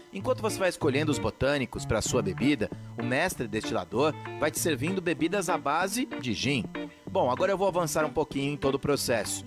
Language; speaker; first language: Portuguese; native; Portuguese